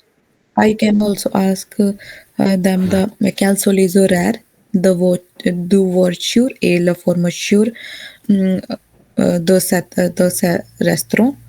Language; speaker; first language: French; non-native, learner; Hindi